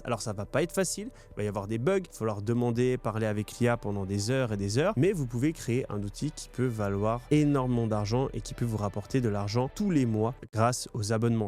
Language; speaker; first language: French; native; French